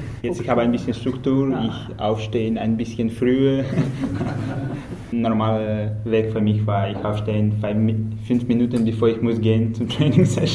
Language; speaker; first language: German; non-native, learner; Russian